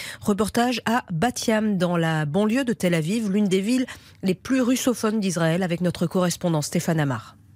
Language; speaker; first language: French; native; French